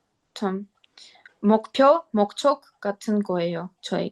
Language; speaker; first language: Korean; non-native, learner; Armenian